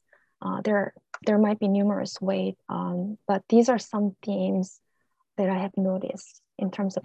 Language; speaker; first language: English; non-native, fluent; Korean